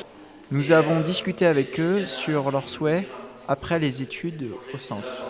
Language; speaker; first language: French; native; French